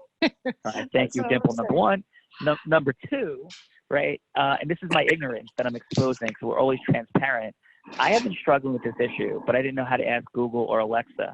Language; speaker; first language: English; native; English